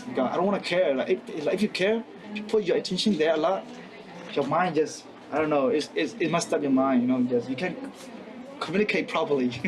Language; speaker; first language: English; non-native, fluent; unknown